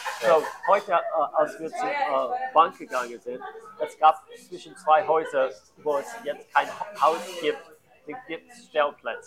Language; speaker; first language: German; non-native, learner; English